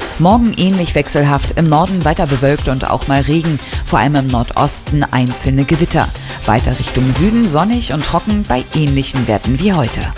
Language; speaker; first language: German; native; German